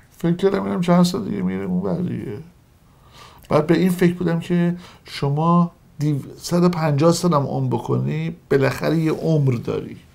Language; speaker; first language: Persian; native; Persian